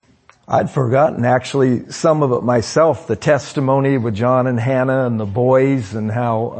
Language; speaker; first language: English; native; English